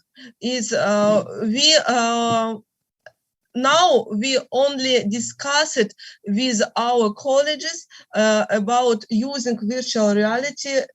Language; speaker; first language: English; non-native, learner; Russian